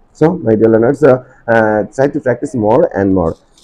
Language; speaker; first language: English; non-native, local second language; Bangla